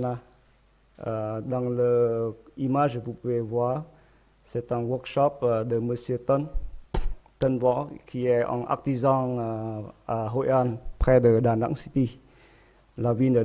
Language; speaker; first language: French; non-native, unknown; Vietnamese